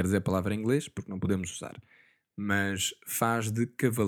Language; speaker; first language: Portuguese; native; Portuguese